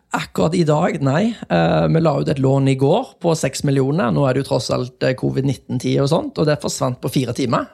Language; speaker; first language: Norwegian; native; Norwegian